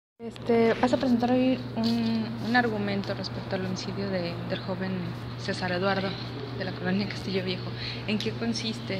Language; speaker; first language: Spanish; native; Spanish